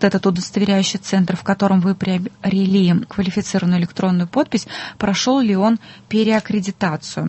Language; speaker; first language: Russian; native; Russian